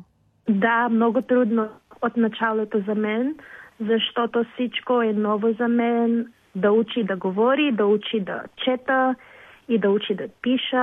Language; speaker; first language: Bulgarian; non-native, learner; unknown